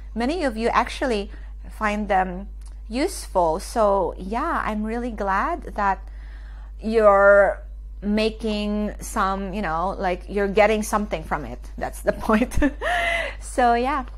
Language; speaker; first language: English; non-native, local second language; Filipino